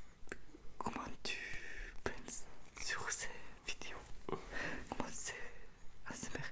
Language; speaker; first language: French; non-native, learner; Russian